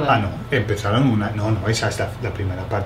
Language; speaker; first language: Spanish; non-native, fluent; English